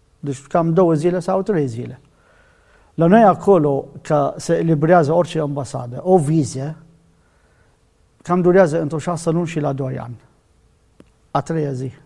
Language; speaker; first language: Romanian; non-native, learner; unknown